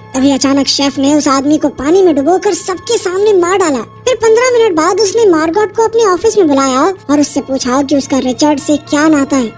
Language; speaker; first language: Hindi; native; Hindi